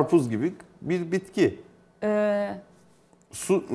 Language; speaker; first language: Turkish; native; Turkish